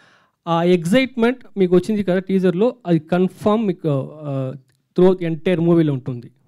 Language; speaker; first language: Telugu; non-native, local second language; Tamil